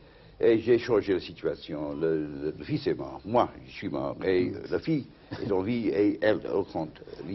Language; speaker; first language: French; non-native, fluent; English